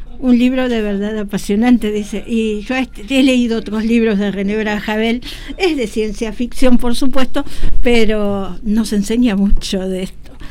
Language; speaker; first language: Spanish; native; Spanish